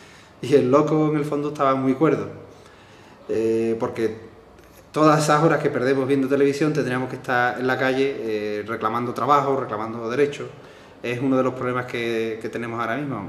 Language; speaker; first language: Spanish; native; Spanish